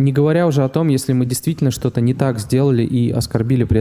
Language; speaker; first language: Russian; native; Russian